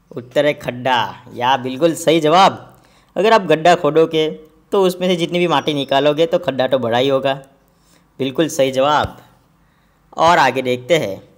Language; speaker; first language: Hindi; non-native, local second language; Gujarati